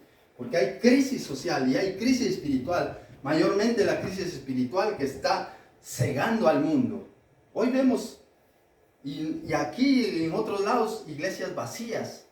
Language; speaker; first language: Spanish; native; Spanish